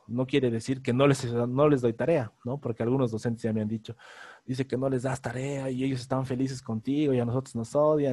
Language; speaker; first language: Spanish; native; Spanish